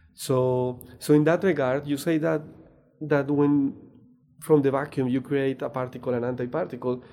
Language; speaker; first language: English; non-native, fluent; Spanish